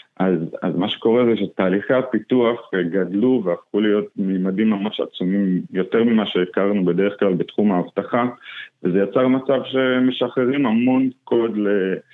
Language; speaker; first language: Hebrew; non-native, local second language; Arabic